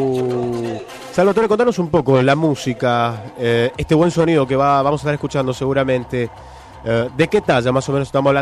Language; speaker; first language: Spanish; native; Spanish